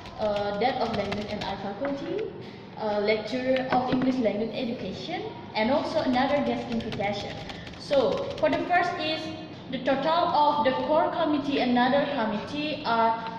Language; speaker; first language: English; non-native, learner; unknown